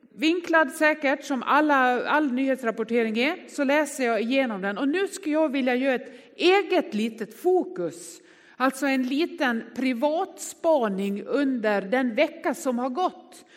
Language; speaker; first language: Swedish; native; Swedish